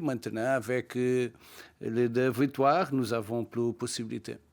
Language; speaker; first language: French; non-native, learner; Portuguese